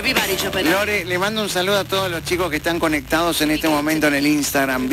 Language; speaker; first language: Spanish; native; Spanish